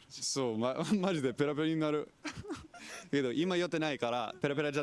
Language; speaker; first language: Japanese; non-native, learner; English